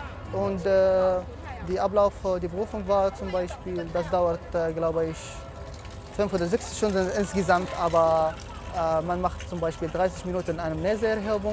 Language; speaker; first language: German; non-native, fluent; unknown